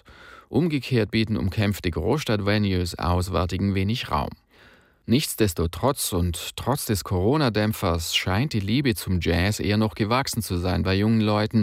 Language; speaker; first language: German; native; German